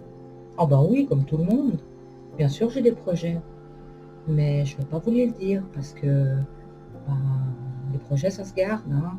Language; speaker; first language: French; native; French